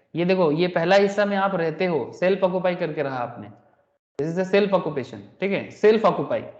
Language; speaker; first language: Hindi; non-native, local second language; Bangla